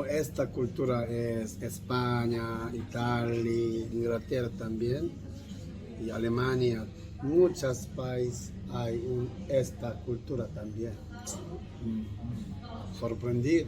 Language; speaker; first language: Spanish; non-native, learner; Korean